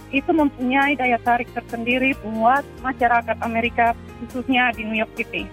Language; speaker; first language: Indonesian; native; Indonesian